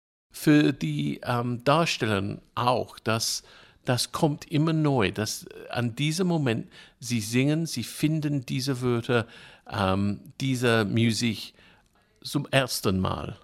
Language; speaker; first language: German; non-native, fluent; English